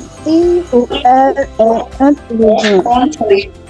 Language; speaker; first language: French; non-native, learner; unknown